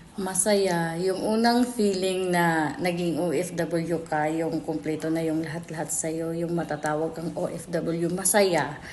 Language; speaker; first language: Filipino; non-native, local second language; Cebuano